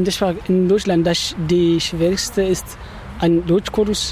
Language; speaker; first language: German; non-native, learner; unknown